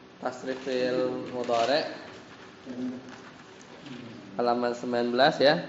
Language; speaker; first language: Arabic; non-native, fluent; Indonesian